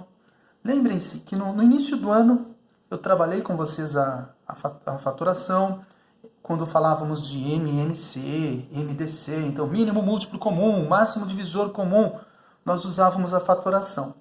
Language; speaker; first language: Portuguese; native; Portuguese